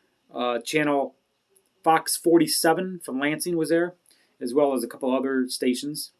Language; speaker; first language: English; native; English